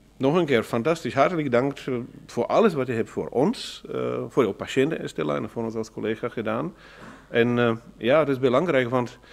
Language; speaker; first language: Dutch; non-native, fluent; German